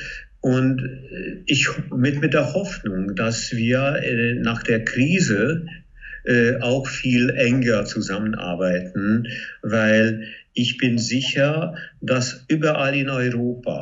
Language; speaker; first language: German; non-native, fluent; Hungarian